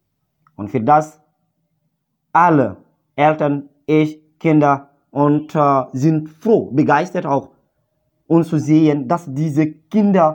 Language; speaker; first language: German; non-native, learner; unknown